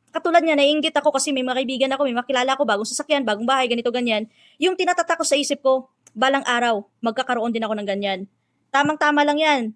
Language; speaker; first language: Filipino; non-native, local second language; Hiligaynon